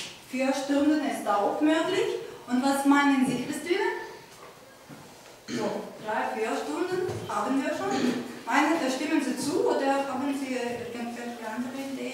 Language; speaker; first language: German; non-native, fluent; Ukrainian